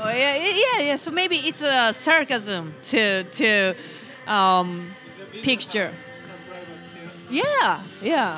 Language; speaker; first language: English; non-native, fluent; Japanese